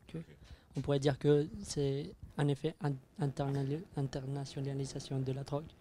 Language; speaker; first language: French; non-native, fluent; Spanish